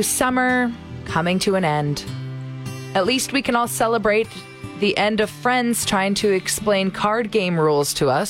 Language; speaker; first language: English; native; English